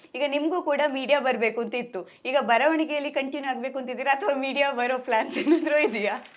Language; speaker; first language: Kannada; native; Kannada